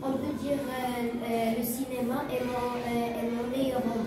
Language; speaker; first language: French; non-native, learner; Arabic